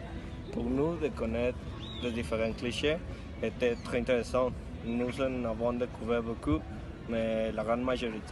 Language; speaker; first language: French; non-native, learner; Spanish